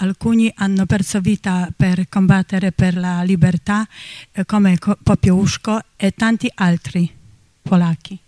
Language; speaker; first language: Italian; non-native, fluent; Polish